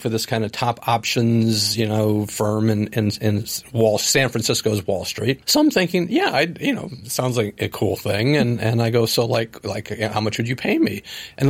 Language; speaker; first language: English; native; English